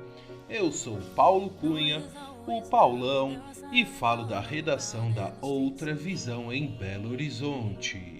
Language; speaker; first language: Portuguese; native; Portuguese